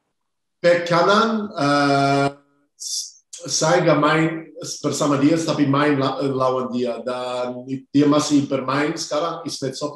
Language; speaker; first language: Indonesian; non-native, fluent; English